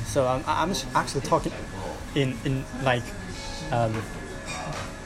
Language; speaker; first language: English; non-native, learner; Japanese